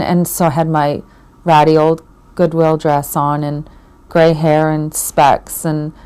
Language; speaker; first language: English; native; English